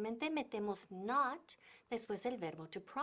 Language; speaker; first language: Spanish; non-native, fluent; English